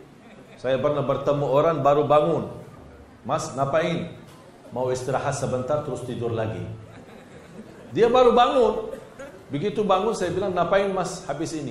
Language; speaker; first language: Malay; non-native, fluent; Arabic